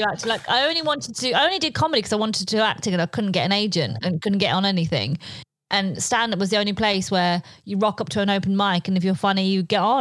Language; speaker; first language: English; non-native, local second language; Polish